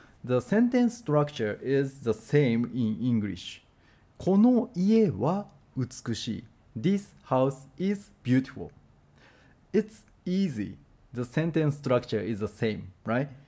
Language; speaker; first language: English; non-native, fluent; Japanese